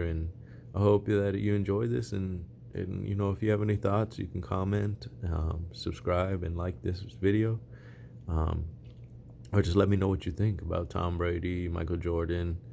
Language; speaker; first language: English; native; English